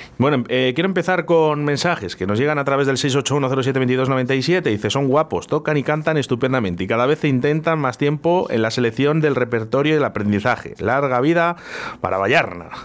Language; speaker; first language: Spanish; native; Spanish